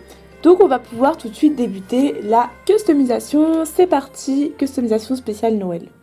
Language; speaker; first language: French; native; French